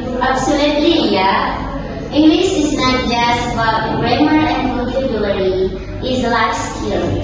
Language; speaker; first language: English; non-native, learner; Indonesian